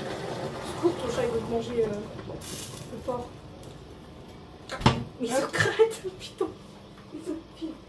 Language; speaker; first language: French; native; French